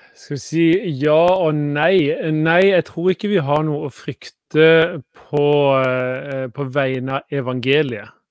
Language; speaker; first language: Norwegian; native; Norwegian